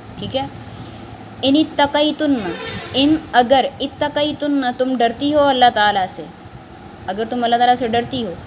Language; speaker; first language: Urdu; native; Urdu